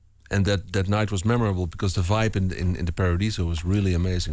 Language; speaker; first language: English; non-native, fluent; Dutch